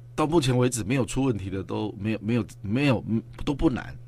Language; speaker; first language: Chinese; native; Chinese